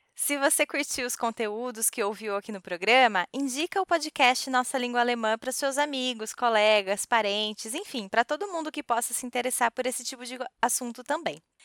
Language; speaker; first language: Portuguese; native; Portuguese